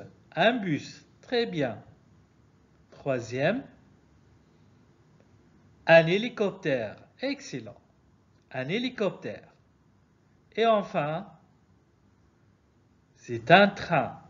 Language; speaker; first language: French; non-native, fluent; Arabic